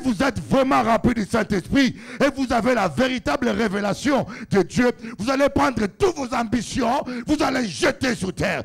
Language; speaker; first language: French; non-native, local second language; Lingala